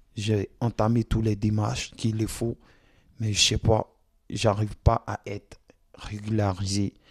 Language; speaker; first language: French; non-native, local second language; Dyula